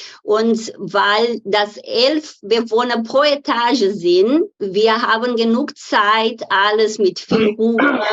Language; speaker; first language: German; non-native, fluent; Portuguese